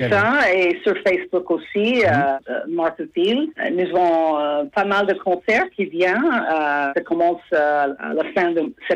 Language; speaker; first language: French; non-native, fluent; English